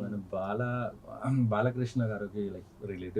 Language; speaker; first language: Telugu; non-native, local second language; Hindi